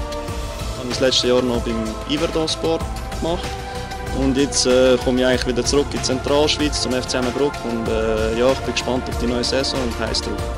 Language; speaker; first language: German; native; German